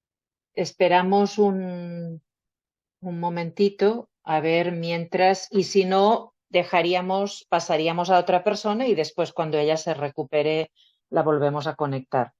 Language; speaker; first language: Spanish; native; Spanish